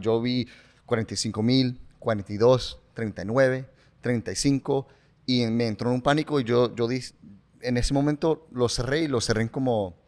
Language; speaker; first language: Spanish; early bilingual, heritage; English